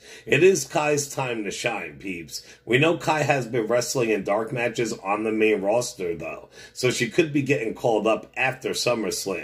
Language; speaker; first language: English; native; English